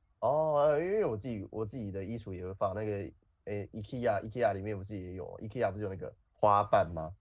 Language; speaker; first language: Chinese; native; Chinese